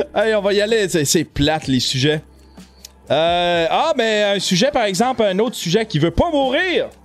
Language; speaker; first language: French; native; French